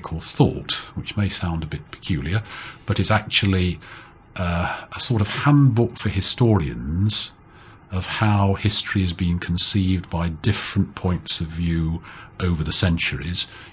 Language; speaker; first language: English; native; English